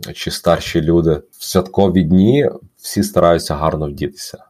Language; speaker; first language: Ukrainian; native; Ukrainian